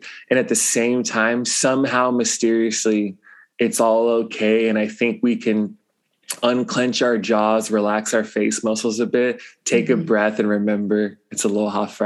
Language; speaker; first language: English; native; English